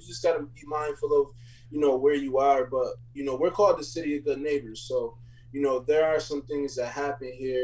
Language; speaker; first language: English; native; English